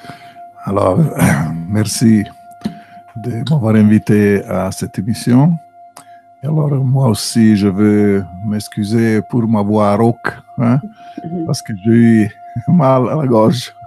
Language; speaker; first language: French; non-native, fluent; Italian